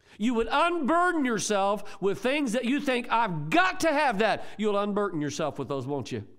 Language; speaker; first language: English; native; English